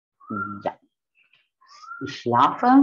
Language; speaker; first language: German; non-native, fluent; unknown